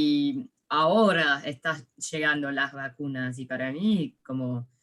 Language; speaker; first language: Spanish; early bilingual, heritage; English